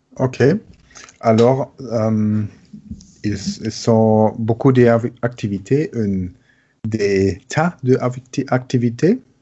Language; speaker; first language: French; non-native, learner; German